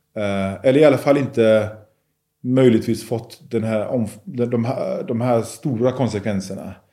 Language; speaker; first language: Swedish; early bilingual, other home language; Persian